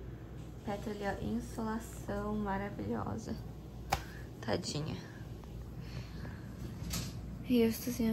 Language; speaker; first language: Portuguese; native; Portuguese